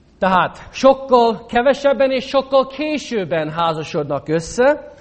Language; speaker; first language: Hungarian; non-native, fluent; English